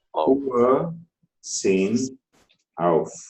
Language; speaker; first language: German; non-native, fluent; Telugu